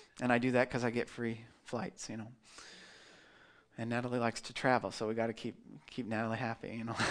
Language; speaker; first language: English; native; English